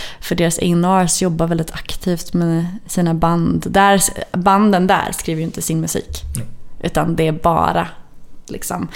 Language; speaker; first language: Swedish; native; Swedish